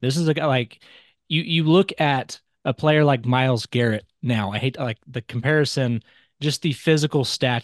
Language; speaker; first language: English; native; English